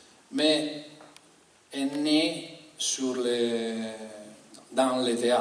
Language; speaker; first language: French; non-native, learner; Italian